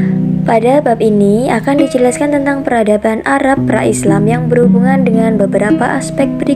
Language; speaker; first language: Indonesian; native; Indonesian